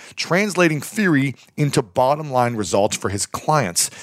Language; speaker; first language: English; native; English